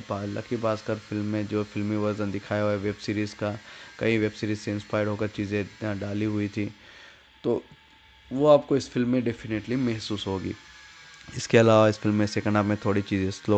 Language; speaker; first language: Hindi; native; Hindi